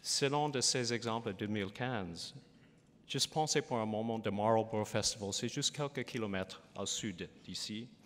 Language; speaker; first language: French; non-native, learner; English